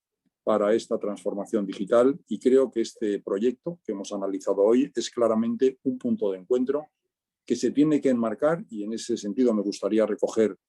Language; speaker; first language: Spanish; native; Spanish